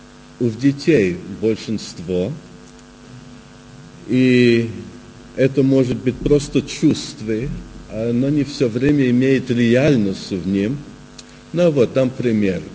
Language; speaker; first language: Russian; early bilingual, heritage; Russian